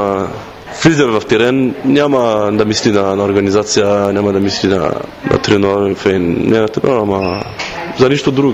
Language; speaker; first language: Bulgarian; non-native, learner; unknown